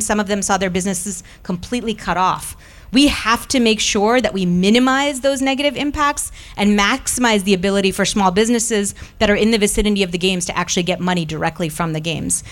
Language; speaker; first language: English; early bilingual, other home language; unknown